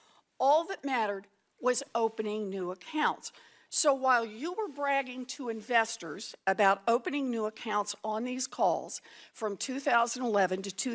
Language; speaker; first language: English; native; English